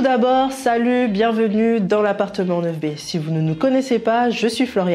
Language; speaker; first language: French; native; French